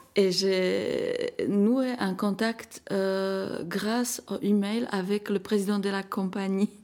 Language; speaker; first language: French; non-native, fluent; Slovak